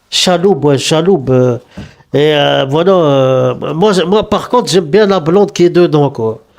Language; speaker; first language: French; native; French